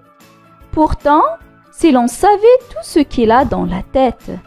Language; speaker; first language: French; non-native, local second language; Arabic